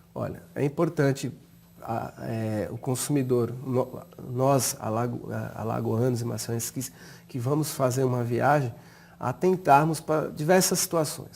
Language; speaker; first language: Portuguese; native; Portuguese